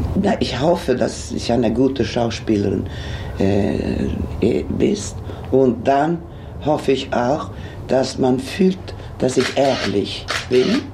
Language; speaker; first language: German; non-native, fluent; Swedish